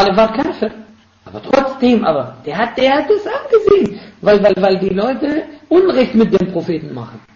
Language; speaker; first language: German; non-native, fluent; Arabic